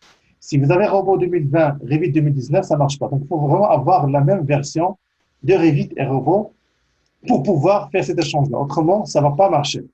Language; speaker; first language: French; native; French